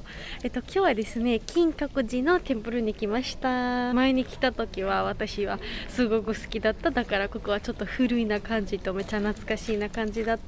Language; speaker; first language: Japanese; non-native, learner; Georgian